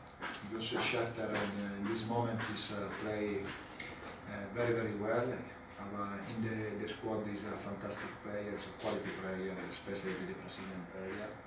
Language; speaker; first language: English; non-native, learner; Italian